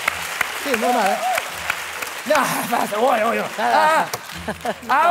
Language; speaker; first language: Spanish; non-native, learner; Japanese